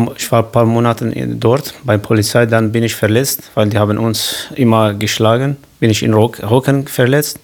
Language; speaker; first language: German; non-native, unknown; Kurdish